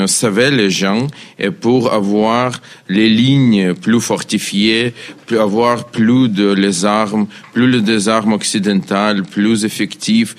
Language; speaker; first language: French; non-native, learner; Ukrainian